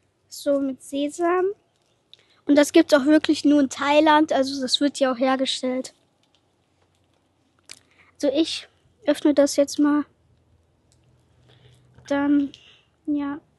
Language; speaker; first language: German; native; German